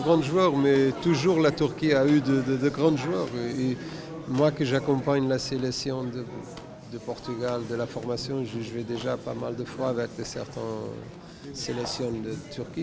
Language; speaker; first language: French; non-native, fluent; Portuguese